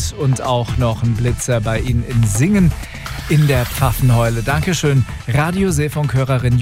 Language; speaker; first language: German; native; German